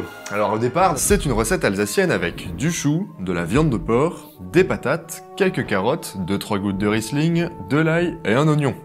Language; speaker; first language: French; native; French